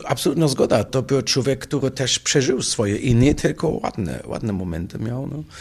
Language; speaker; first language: Polish; non-native, fluent; German